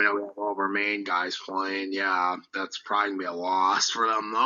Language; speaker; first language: English; native; English